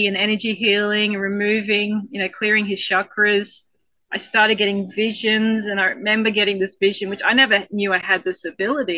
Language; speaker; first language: English; native; English